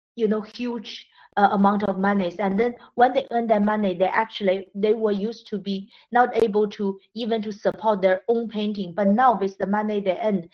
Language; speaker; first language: English; non-native, fluent; Chinese